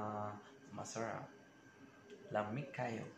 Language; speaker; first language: Cebuano; non-native, learner; Maltese